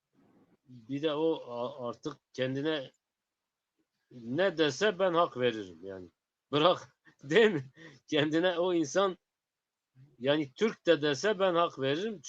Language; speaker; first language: Turkish; non-native, local second language; Zaza